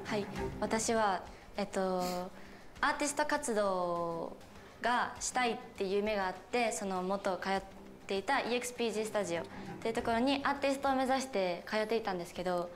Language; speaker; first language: Japanese; native; Japanese